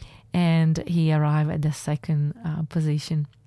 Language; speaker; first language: English; non-native, fluent; Italian